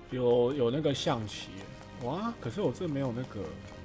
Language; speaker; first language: Chinese; native; Chinese